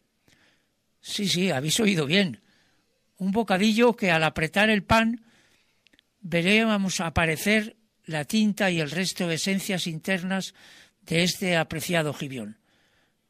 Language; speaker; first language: Spanish; native; Spanish